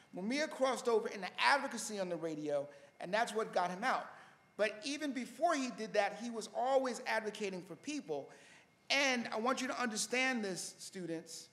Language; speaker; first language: English; native; English